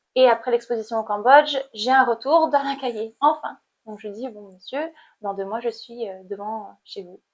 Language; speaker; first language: French; non-native, fluent; Khmer